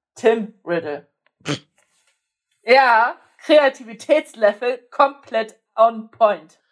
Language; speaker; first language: German; non-native, local second language; Polish